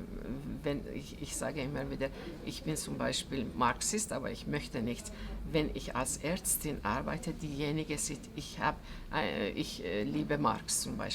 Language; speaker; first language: German; non-native, fluent; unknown